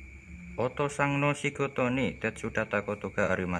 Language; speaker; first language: Japanese; non-native, learner; Indonesian